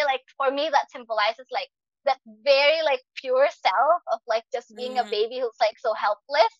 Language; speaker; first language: English; non-native, local second language; Cebuano